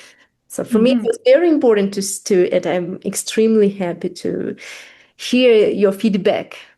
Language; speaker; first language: English; non-native, fluent; Russian